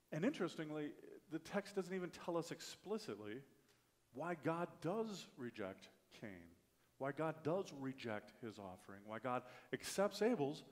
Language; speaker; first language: English; native; English